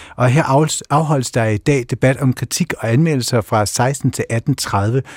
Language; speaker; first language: Danish; native; Danish